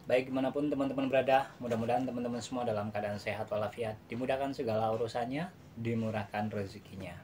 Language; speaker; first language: Indonesian; non-native, local second language; Javanese